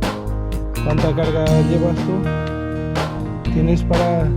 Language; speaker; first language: Spanish; native; Spanish